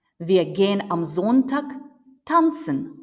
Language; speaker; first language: German; non-native, fluent; Ukrainian